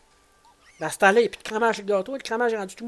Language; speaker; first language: French; native; French